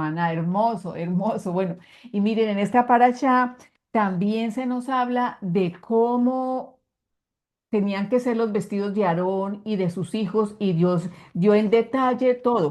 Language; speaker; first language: Spanish; native; Spanish